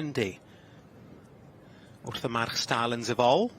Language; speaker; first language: Welsh; native; Welsh